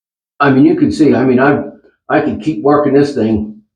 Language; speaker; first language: English; native; English